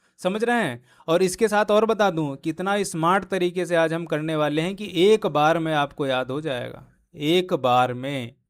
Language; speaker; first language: Hindi; native; Hindi